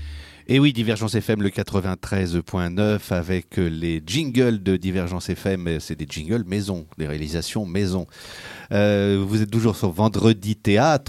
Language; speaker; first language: French; native; French